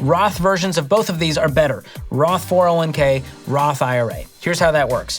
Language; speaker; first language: English; native; English